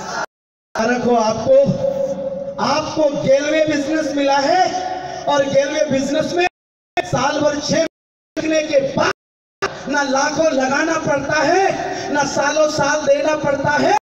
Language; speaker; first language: Hindi; native; Hindi